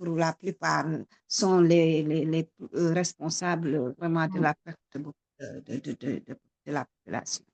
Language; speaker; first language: French; non-native, local second language; Wolof